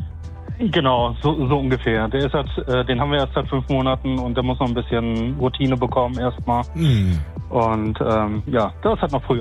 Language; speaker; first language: German; native; German